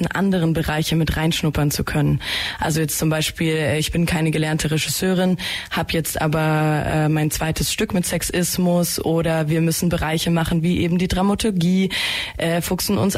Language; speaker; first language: German; native; German